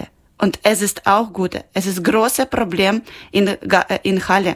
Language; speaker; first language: German; non-native, local second language; Ukrainian